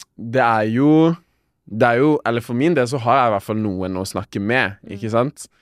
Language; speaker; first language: Norwegian; early bilingual, other home language; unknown